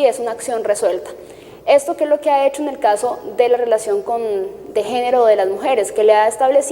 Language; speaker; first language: Spanish; native; Spanish